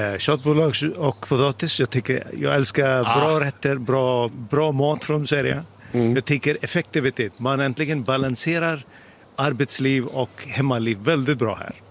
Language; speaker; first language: Swedish; non-native, fluent; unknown